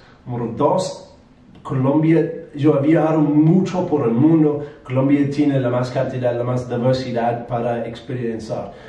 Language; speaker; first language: Spanish; non-native, learner; English